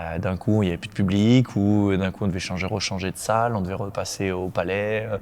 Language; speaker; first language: French; native; French